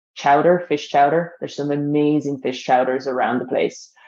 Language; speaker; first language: English; native; English